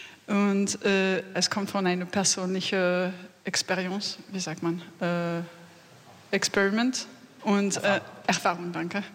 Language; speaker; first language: German; non-native, learner; French